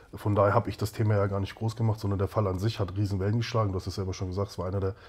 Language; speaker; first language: German; native; German